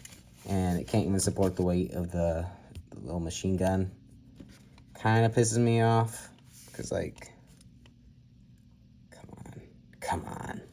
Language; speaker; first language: English; native; English